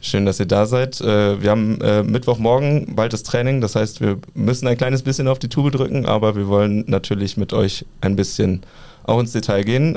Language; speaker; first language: German; native; German